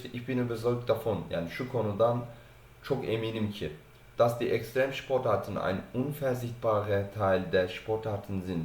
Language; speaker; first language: German; non-native, fluent; Turkish